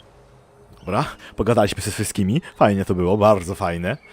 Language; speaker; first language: Polish; native; Polish